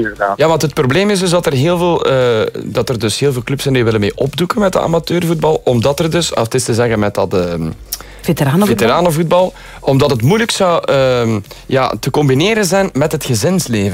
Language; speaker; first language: Dutch; native; Dutch